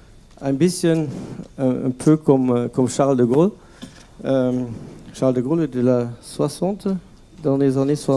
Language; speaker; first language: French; non-native, learner; German